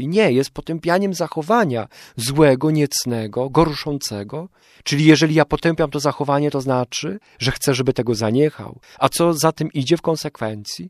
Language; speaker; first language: Polish; native; Polish